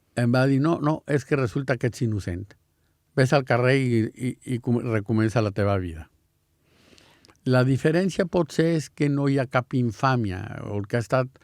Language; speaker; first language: Catalan; non-native, fluent; Spanish